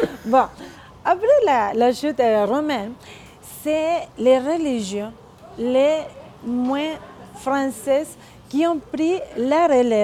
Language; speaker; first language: French; non-native, fluent; Spanish